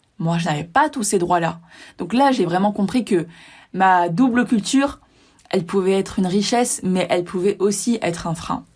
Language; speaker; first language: French; native; French